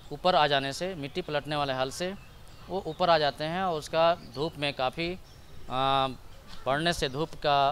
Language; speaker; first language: Hindi; native; Hindi